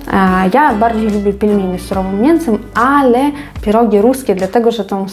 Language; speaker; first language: Polish; non-native, fluent; Ukrainian